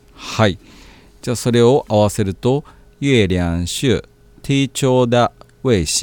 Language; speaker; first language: Japanese; native; Japanese